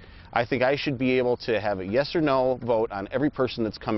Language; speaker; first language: English; native; English